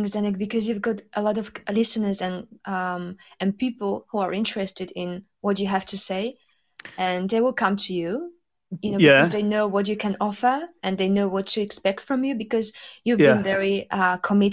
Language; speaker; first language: English; non-native, fluent; Slovak